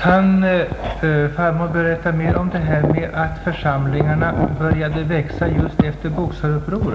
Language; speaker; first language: Swedish; native; Swedish